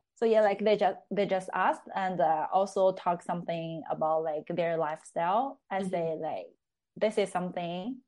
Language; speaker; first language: English; non-native, fluent; Chinese